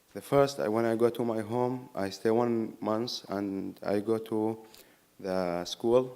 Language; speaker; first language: English; non-native, learner; Arabic